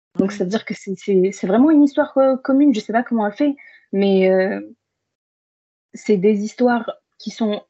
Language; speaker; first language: French; early bilingual, other home language; Arabic